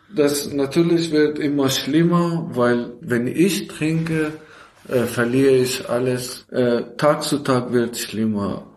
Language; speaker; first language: German; non-native, learner; Persian